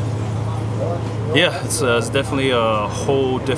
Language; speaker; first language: English; non-native, fluent; Samoan